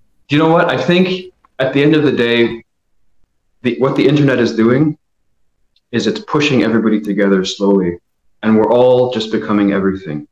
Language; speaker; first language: English; early bilingual, other home language; Persian